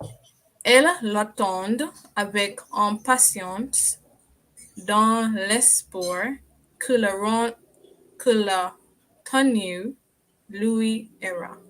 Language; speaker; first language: French; non-native, learner; English